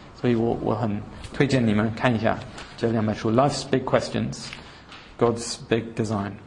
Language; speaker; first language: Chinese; early bilingual, heritage; Chinese